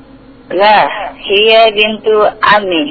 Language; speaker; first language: Arabic; non-native, learner; Indonesian